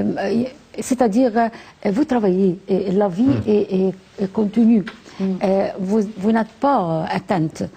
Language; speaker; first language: French; non-native, fluent; Arabic